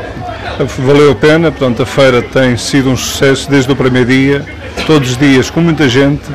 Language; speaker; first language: Portuguese; native; Portuguese